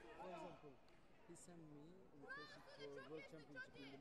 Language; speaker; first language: English; non-native, learner; Spanish